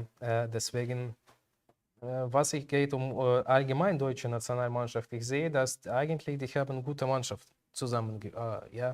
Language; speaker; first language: German; non-native, learner; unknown